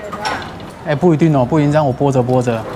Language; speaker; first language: Chinese; native; Chinese